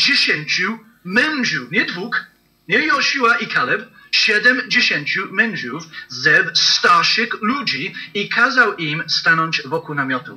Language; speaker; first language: Polish; non-native, learner; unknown